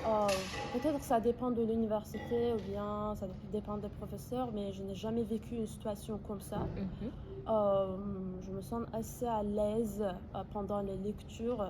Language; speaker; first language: French; non-native, fluent; Azerbaijani